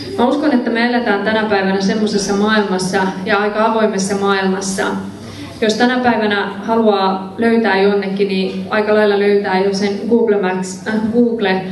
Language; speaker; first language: Finnish; early bilingual, other home language; Persian